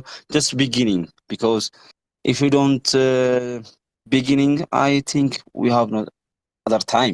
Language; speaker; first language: English; non-native, learner; Amharic